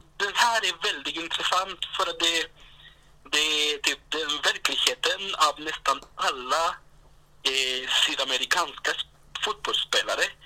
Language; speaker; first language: Swedish; non-native, fluent; Spanish